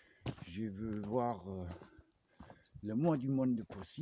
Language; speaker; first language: French; non-native, fluent; German